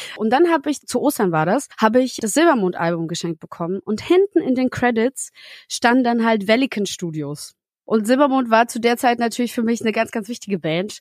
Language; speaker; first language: German; early bilingual, other home language; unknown